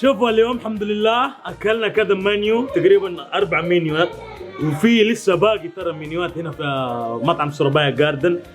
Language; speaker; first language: Arabic; native; Arabic